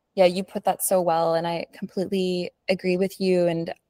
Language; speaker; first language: English; early bilingual, other home language; Spanish